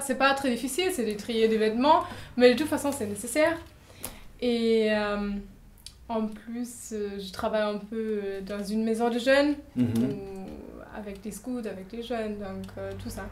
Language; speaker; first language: French; non-native, fluent; German